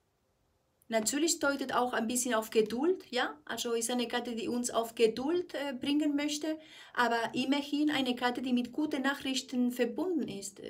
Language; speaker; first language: German; non-native, fluent; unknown